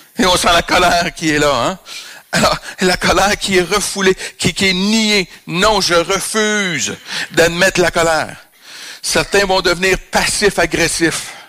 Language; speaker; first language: French; native; French